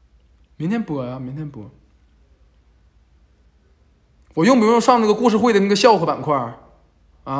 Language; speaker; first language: Chinese; native; Chinese